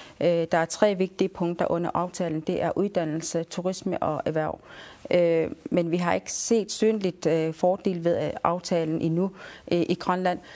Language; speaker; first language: Danish; non-native, local second language; Kalaallisut